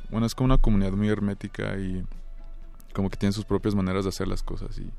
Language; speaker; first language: Spanish; native; Spanish